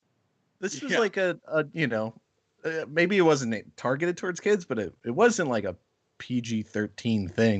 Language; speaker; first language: English; native; English